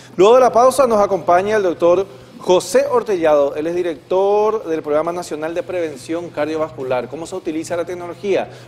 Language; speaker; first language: Spanish; native; Spanish